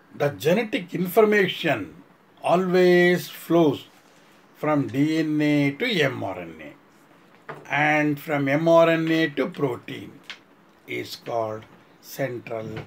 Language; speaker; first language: English; non-native, local second language; Kannada